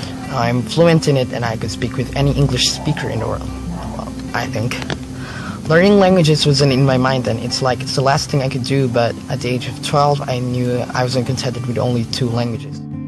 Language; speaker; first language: English; non-native, local second language; Filipino